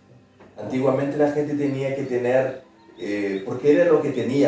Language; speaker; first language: Spanish; non-native, fluent; Portuguese